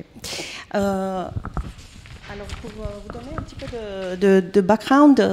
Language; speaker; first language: French; non-native, fluent; Greek